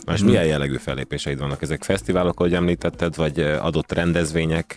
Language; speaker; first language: Hungarian; native; Hungarian